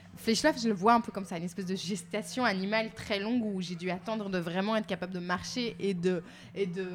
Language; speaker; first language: French; native; French